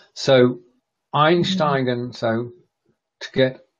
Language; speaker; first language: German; non-native, learner; English